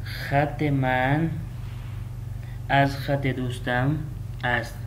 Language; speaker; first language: Persian; non-native, fluent; Urdu